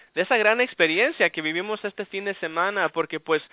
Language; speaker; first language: Spanish; early bilingual, heritage; Spanish